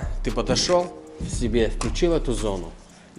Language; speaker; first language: Russian; native; Russian